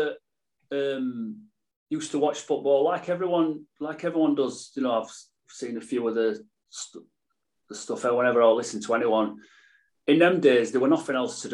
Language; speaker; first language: English; native; English